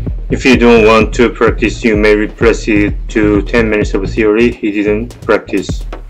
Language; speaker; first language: English; non-native, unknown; Korean